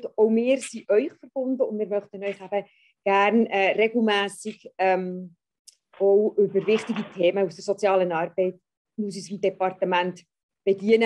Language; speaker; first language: German; native; German